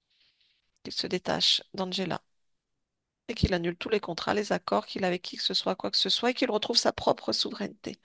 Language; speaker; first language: French; native; French